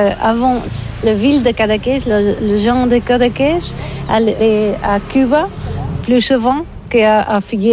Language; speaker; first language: French; non-native, learner; Catalan